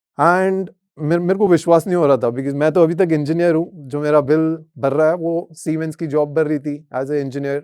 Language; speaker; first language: Hindi; native; Hindi